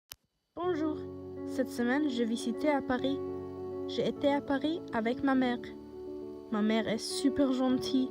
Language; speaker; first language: French; non-native, learner; Norwegian